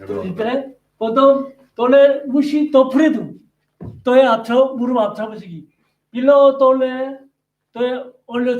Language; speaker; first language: Czech; non-native, learner; Korean